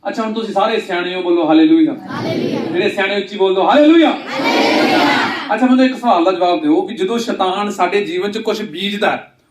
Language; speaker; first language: Hindi; non-native, local second language; Punjabi